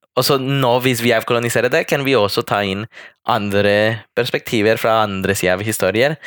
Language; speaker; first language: Norwegian; non-native, fluent; Spanish